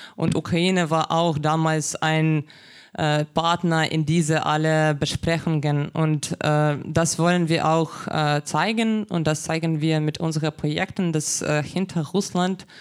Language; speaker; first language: German; non-native, fluent; Ukrainian